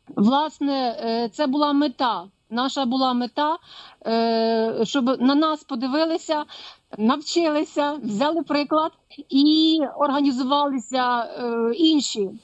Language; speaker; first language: Ukrainian; non-native, fluent; Polish